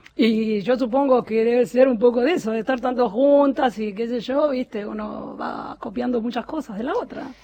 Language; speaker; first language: Spanish; native; Spanish